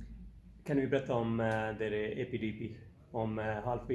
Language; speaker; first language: Swedish; non-native, learner; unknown